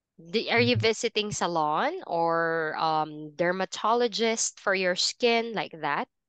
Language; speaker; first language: English; non-native, fluent; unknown